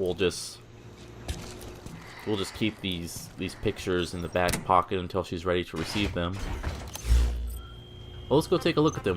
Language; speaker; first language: English; native; English